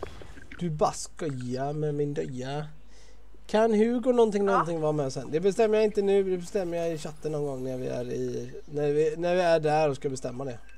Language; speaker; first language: Swedish; native; Swedish